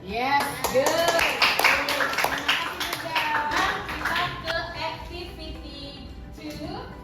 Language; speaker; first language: Indonesian; native; Indonesian